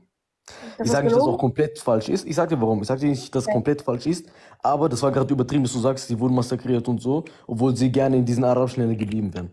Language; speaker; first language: German; early bilingual, other home language; Arabic